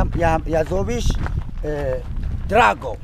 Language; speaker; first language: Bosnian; non-native, learner; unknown